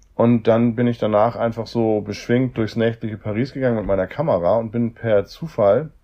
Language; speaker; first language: German; native; German